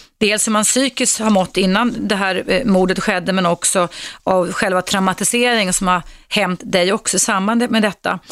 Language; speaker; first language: Swedish; native; Swedish